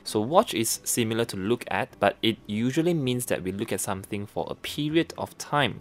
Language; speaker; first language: English; non-native, local second language; Chinese